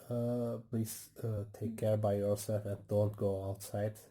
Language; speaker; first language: English; non-native, learner; Turkish